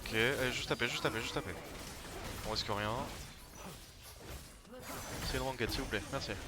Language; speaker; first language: French; native; French